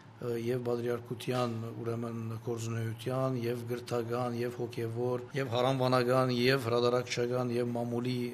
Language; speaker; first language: Armenian; native; Armenian